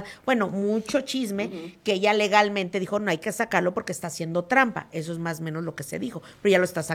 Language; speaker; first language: Spanish; native; Spanish